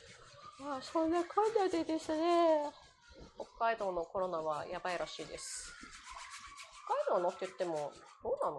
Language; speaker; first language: Japanese; native; Japanese